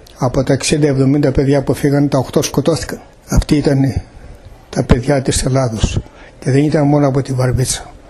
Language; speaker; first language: Greek; native; Greek